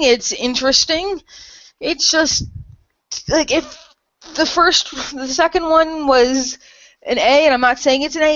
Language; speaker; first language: English; native; English